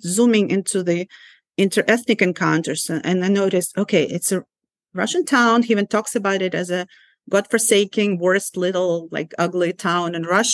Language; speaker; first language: English; non-native, fluent; Ukrainian